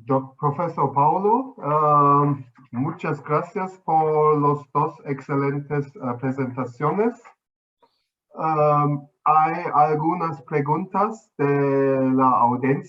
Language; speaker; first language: Spanish; non-native, fluent; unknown